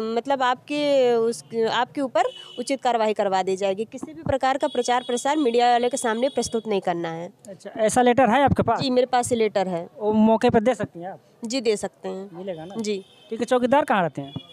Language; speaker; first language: Hindi; native; Hindi